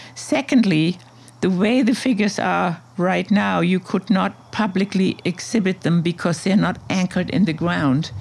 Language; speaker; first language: English; non-native, fluent; German